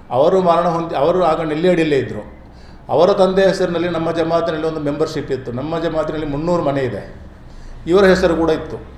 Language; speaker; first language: Kannada; non-native, local second language; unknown